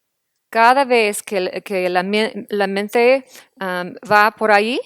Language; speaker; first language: Spanish; non-native, fluent; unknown